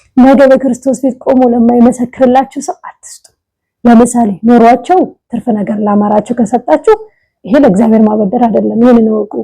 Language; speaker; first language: Amharic; native; Amharic